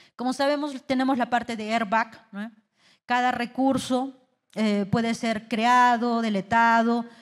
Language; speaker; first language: Spanish; native; Spanish